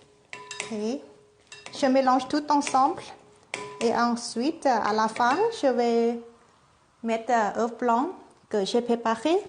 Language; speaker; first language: French; non-native, fluent; Thai